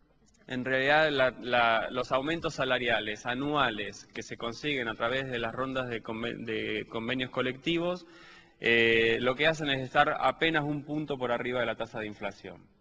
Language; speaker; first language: Spanish; native; Spanish